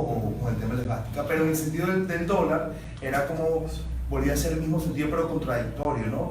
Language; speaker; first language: Spanish; native; Spanish